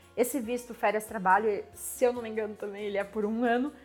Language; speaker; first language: Portuguese; non-native, fluent; French